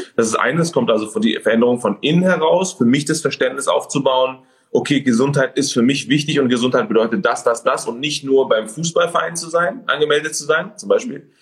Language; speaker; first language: German; early bilingual, other home language; Persian